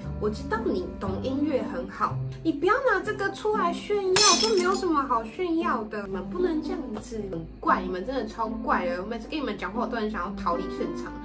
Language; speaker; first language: Chinese; native; Chinese